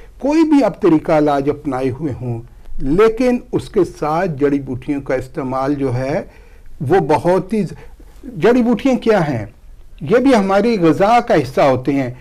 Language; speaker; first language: Urdu; non-native, local second language; Punjabi